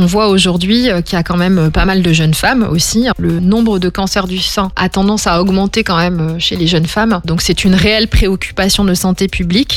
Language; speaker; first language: French; native; French